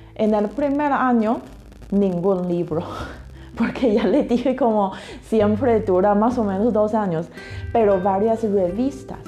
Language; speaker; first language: Spanish; non-native, fluent; Chinese